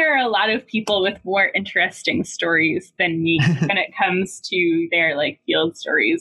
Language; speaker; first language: English; native; English